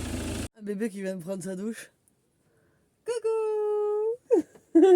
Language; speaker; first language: French; native; French